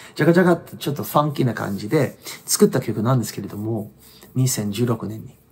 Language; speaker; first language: Japanese; non-native, fluent; English